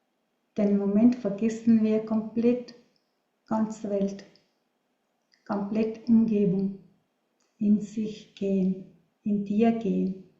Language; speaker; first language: German; non-native, learner; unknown